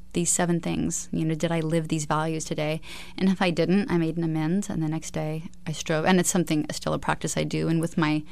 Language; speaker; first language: English; native; English